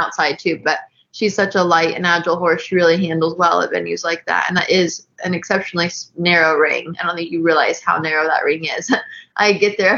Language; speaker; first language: English; native; English